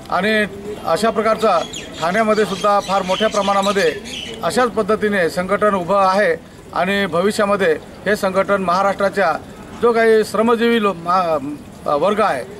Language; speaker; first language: Marathi; non-native, local second language; Kukna